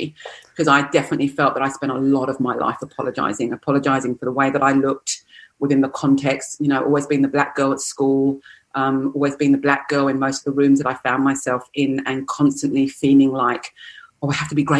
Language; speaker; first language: English; native; English